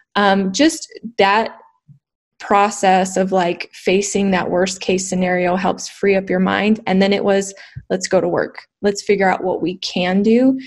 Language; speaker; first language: English; native; English